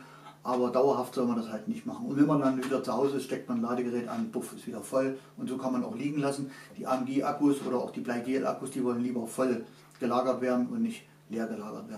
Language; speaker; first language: German; native; German